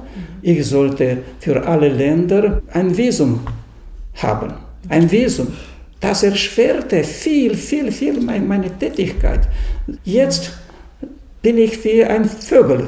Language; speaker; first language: German; non-native, fluent; Romanian